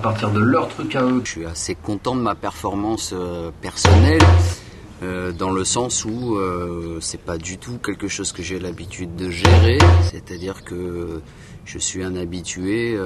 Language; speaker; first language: French; native; French